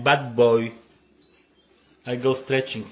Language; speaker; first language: English; non-native, learner; Polish